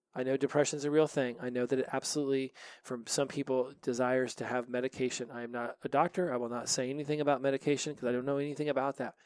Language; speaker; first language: English; native; English